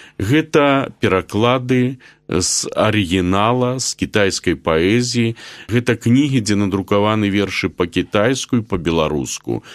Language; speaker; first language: Belarusian; native; Belarusian